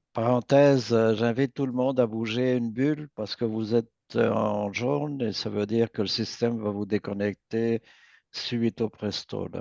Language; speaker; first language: French; native; French